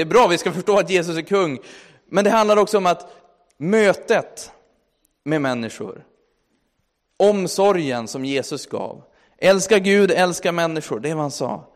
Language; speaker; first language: Swedish; native; Swedish